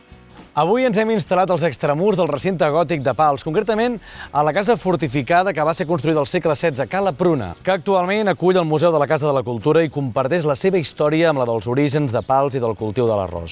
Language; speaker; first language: Catalan; native; Catalan